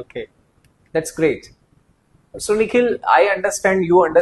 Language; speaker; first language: English; non-native, local second language; Hindi